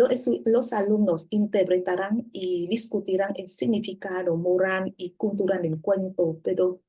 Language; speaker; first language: Spanish; non-native, fluent; Vietnamese